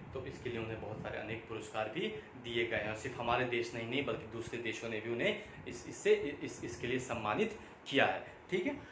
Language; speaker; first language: Hindi; native; Hindi